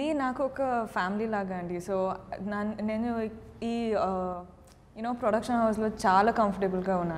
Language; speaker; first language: Telugu; non-native, learner; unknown